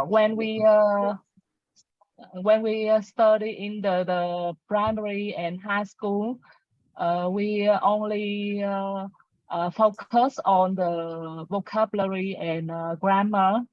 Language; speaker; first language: English; non-native, learner; Vietnamese